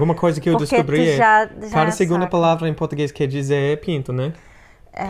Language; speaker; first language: Portuguese; non-native, fluent; English